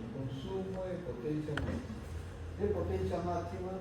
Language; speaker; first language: Spanish; native; Spanish